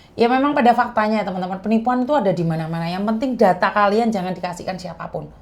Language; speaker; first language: Indonesian; non-native, local second language; Javanese